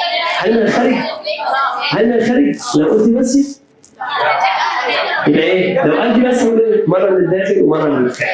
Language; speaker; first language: Arabic; native; Arabic